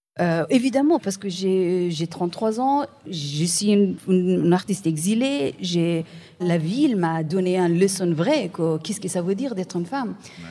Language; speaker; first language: French; non-native, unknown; Persian